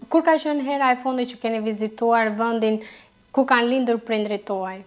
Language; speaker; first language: Albanian; native; Albanian